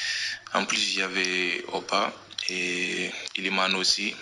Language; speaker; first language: French; non-native, local second language; Wolof